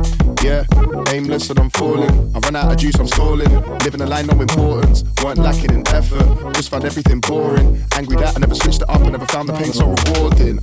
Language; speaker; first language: English; native; English